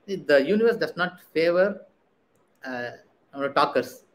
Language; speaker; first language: English; non-native, local second language; Tamil